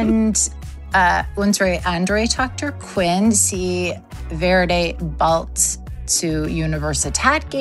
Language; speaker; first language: German; non-native, learner; English